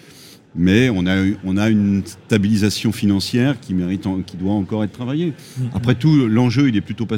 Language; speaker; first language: French; native; French